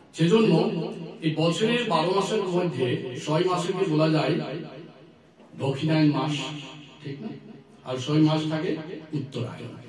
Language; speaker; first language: Bangla; non-native, learner; Assamese